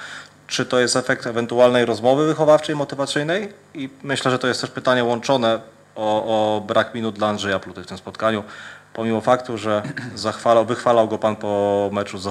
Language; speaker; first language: Polish; native; Polish